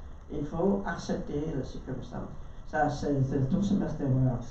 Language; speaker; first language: French; non-native, learner; Vietnamese